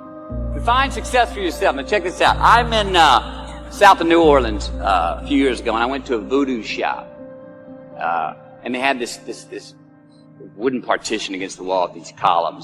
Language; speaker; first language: English; native; English